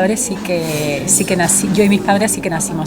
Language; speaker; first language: Spanish; native; Spanish